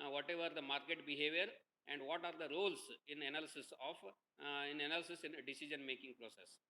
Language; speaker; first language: English; non-native, local second language; Kannada